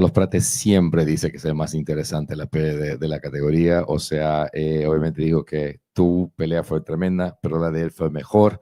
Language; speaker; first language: Spanish; native; Spanish